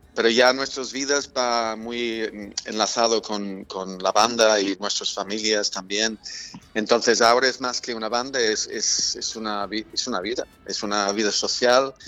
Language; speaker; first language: Spanish; non-native, fluent; English